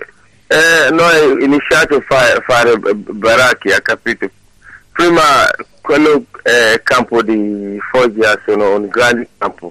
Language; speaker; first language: Italian; non-native, learner; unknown